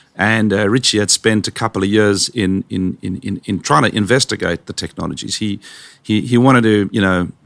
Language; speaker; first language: English; native; English